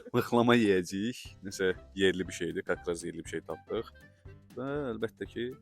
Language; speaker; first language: Azerbaijani; native; Azerbaijani